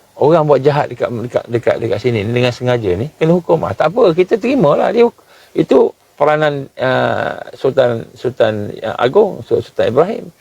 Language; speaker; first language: Malay; native; Malay